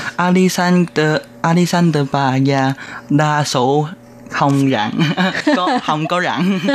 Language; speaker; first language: Vietnamese; non-native, learner; Chinese